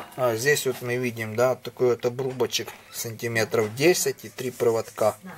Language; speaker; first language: Russian; non-native, local second language; Ukrainian